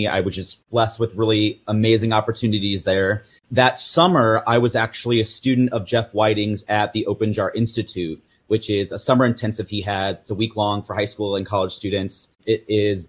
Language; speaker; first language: English; native; English